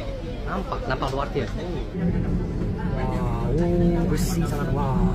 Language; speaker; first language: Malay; non-native, fluent; Korean